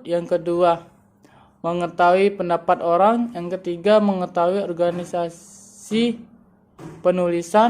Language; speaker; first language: Indonesian; native; Indonesian